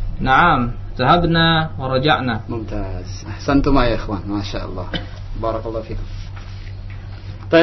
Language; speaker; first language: Arabic; non-native, fluent; Indonesian